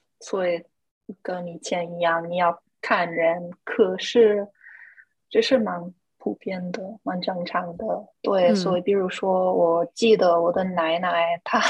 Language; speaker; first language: Chinese; non-native, fluent; English